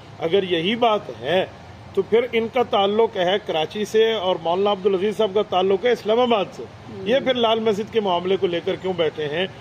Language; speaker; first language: Urdu; non-native, local second language; Saraiki